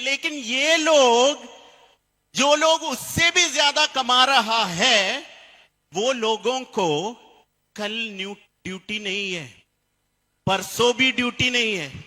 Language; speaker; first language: Hindi; non-native, local second language; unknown